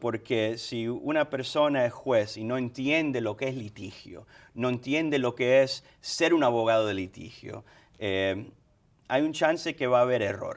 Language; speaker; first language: Spanish; early bilingual, other home language; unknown